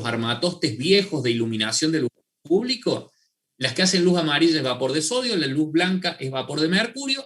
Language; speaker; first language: Spanish; native; Spanish